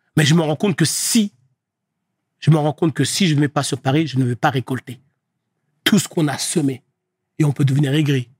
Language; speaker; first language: French; native; French